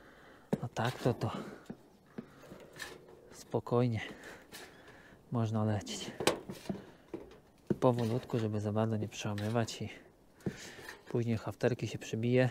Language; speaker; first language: Polish; native; Polish